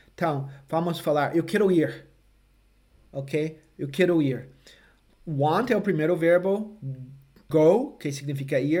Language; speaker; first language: Portuguese; non-native, fluent; English